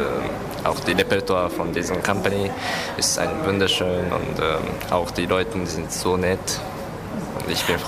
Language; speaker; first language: German; non-native, learner; Japanese